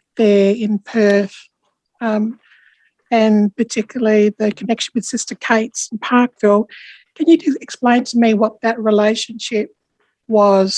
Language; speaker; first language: English; native; English